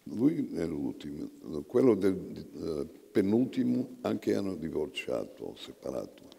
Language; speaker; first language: Italian; non-native, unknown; Portuguese